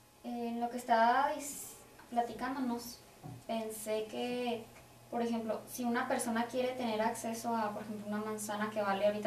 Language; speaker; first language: Spanish; native; Spanish